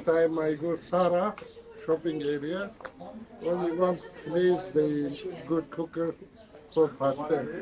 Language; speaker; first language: English; non-native, learner; Turkish